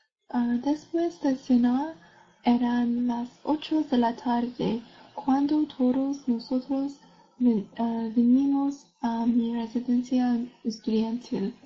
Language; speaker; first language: Spanish; non-native, learner; English